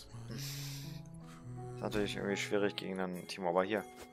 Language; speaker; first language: German; native; German